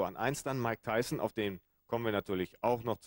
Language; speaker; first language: German; native; German